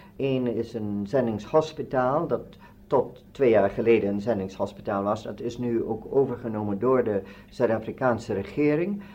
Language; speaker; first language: Dutch; native; Dutch